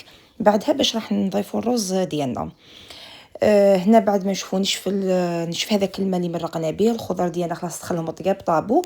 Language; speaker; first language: Arabic; native; Arabic